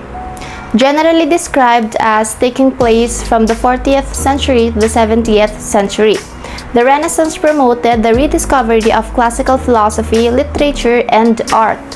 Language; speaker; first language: English; non-native, local second language; Filipino